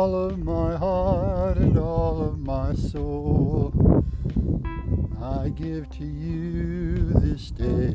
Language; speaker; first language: English; native; English